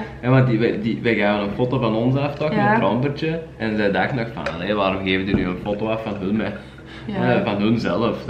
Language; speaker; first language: Dutch; native; Dutch